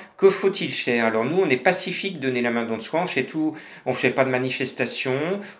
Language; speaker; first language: French; native; French